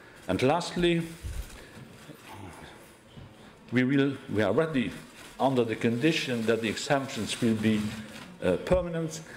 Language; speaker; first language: English; non-native, fluent; Luxembourgish